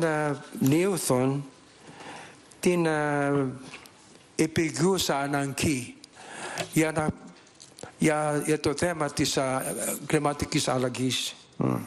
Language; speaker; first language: Greek; non-native, learner; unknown